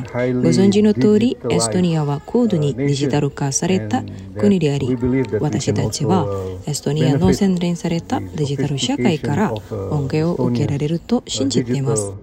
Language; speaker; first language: Japanese; non-native, fluent; Indonesian